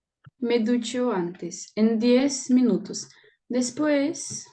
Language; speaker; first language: Spanish; non-native, learner; Portuguese